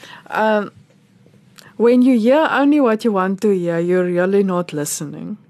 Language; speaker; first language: English; non-native, local second language; Afrikaans